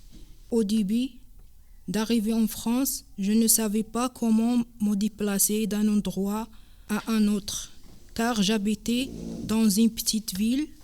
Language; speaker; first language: French; non-native, learner; Arabic